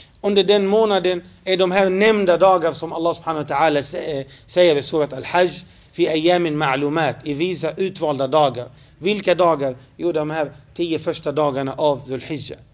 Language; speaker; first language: Swedish; non-native, fluent; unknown